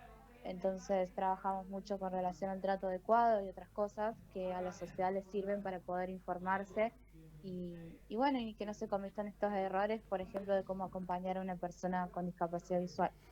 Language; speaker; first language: Spanish; native; Spanish